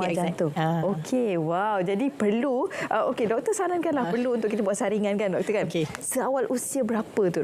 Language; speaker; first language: Malay; native; Malay